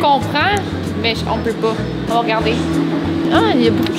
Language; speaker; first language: French; native; French